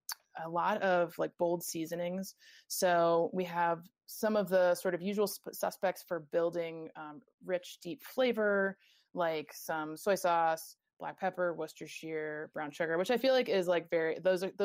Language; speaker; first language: English; native; English